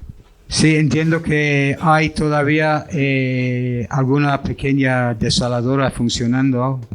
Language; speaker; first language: Spanish; non-native, fluent; English